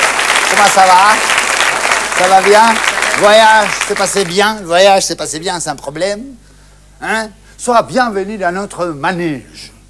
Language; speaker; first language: French; non-native, learner; Czech